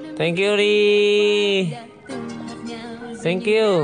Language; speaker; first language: English; non-native, learner; Vietnamese